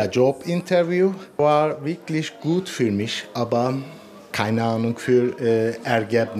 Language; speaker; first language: German; non-native, learner; Turkish